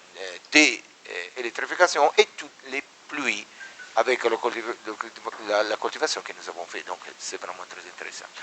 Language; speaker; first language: French; non-native, learner; Italian